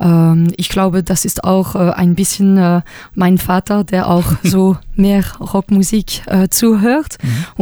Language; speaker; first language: German; non-native, local second language; French